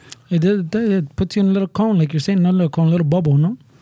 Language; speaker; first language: English; early bilingual, other home language; Spanish